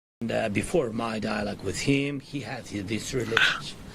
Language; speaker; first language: English; non-native, learner; Russian